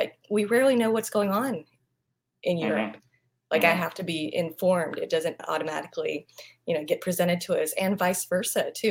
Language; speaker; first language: English; non-native, fluent; Vietnamese